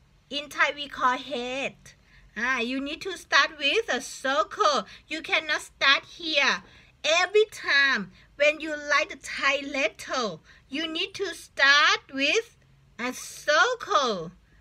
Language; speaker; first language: English; non-native, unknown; Thai